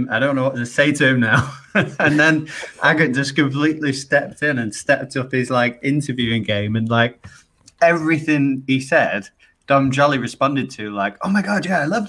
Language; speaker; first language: English; native; English